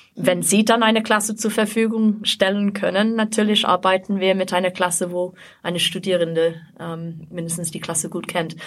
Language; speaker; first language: German; non-native, fluent; English